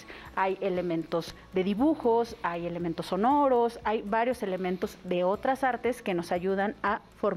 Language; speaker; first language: Spanish; native; Spanish